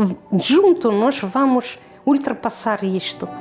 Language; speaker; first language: Portuguese; non-native, fluent; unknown